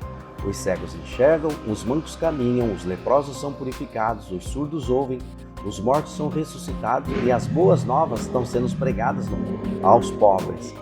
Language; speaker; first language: Portuguese; native; Portuguese